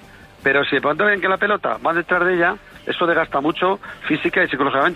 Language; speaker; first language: Spanish; native; Spanish